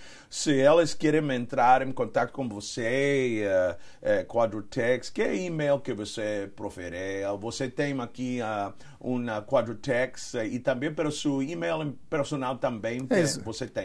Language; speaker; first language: Portuguese; non-native, learner; Spanish